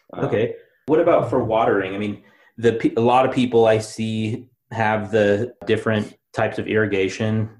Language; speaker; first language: English; native; English